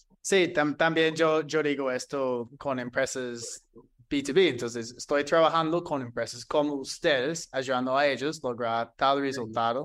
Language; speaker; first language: Spanish; non-native, fluent; English